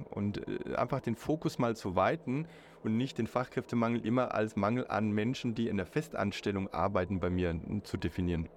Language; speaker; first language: German; native; German